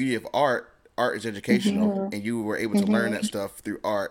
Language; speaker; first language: English; native; English